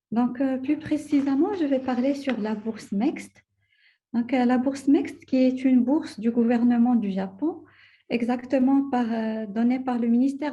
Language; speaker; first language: French; non-native, local second language; Arabic